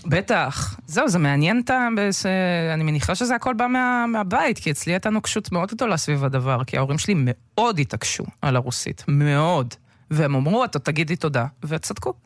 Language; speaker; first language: Hebrew; early bilingual, other home language; Russian